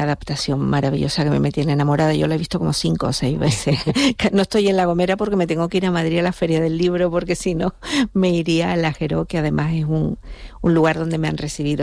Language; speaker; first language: Spanish; native; Spanish